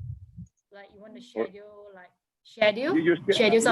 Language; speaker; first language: English; non-native, fluent; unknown